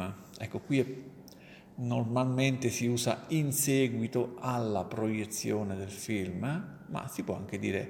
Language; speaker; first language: Italian; native; Italian